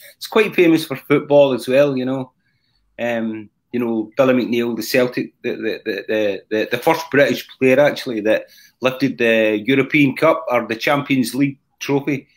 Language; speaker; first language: English; native; English